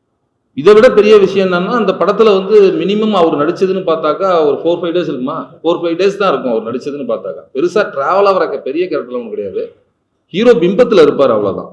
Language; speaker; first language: Tamil; native; Tamil